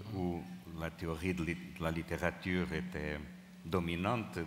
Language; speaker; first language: French; non-native, fluent; Portuguese